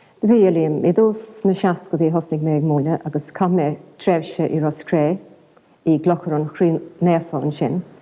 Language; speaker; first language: Irish; non-native, local second language; English